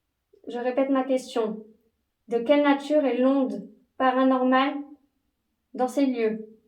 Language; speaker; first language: French; native; French